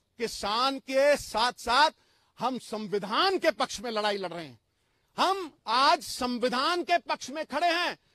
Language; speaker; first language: Hindi; non-native, local second language; Punjabi